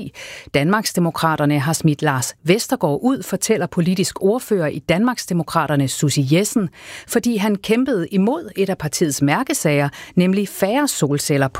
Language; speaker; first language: Danish; native; Danish